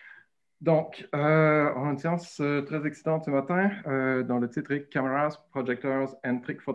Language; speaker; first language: French; native; French